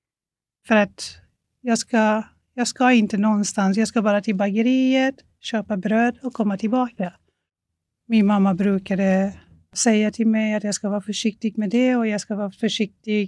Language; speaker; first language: Swedish; non-native, fluent; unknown